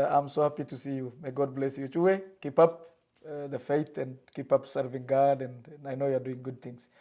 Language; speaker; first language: English; non-native, fluent; Amharic